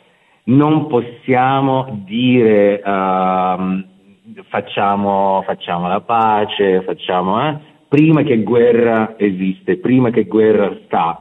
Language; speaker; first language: Italian; non-native, fluent; Russian